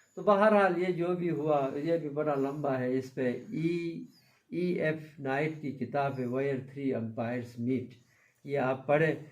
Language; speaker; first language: Urdu; non-native, local second language; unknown